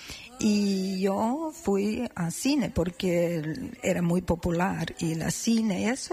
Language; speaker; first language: Spanish; non-native, learner; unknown